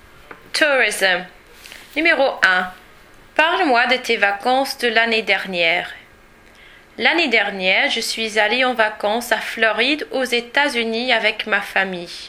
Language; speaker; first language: French; non-native, learner; English